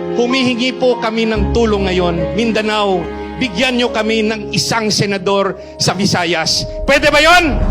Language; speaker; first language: Filipino; non-native, local second language; Hiligaynon